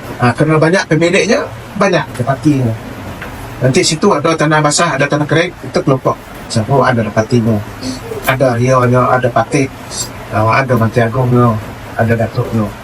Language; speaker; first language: Malay; non-native, local second language; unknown